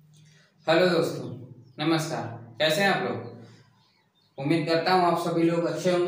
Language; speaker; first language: Hindi; native; Hindi